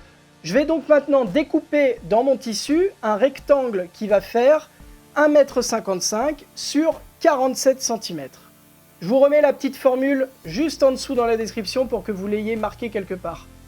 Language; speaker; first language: French; native; French